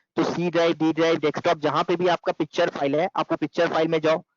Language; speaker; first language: Hindi; non-native, local second language; Bangla